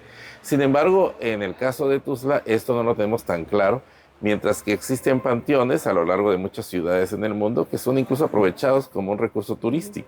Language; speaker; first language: Spanish; native; Spanish